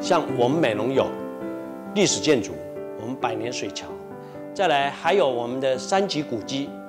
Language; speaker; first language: Chinese; non-native, local second language; Hakka Chinese